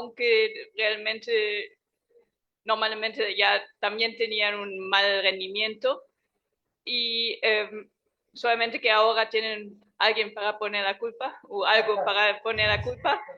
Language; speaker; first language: Spanish; non-native, fluent; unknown